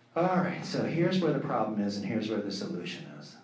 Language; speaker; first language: English; native; English